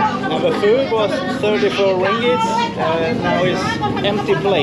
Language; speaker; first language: English; non-native, fluent; Swedish